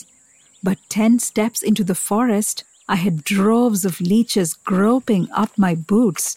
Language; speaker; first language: English; non-native, local second language; Malayalam